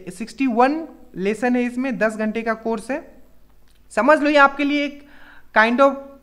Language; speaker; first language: Hindi; native; Hindi